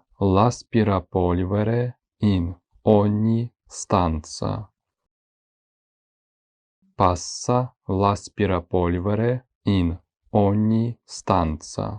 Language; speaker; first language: Italian; non-native, fluent; Ukrainian